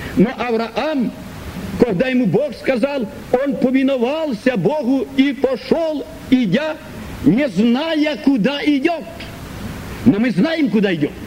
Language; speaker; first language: Russian; native; Russian